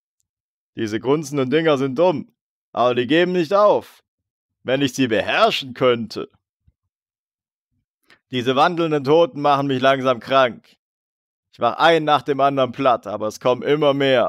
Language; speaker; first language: German; native; German